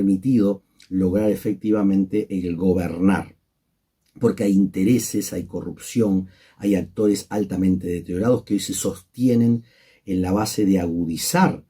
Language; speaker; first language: Spanish; native; Spanish